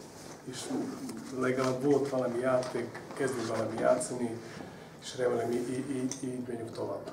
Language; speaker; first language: Hungarian; non-native, learner; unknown